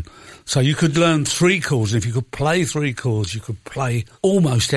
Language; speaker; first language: English; native; English